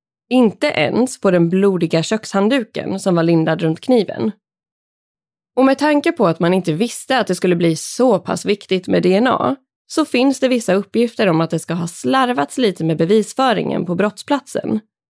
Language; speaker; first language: Swedish; native; Swedish